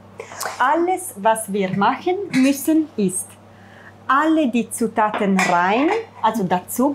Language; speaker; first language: German; non-native, fluent; Italian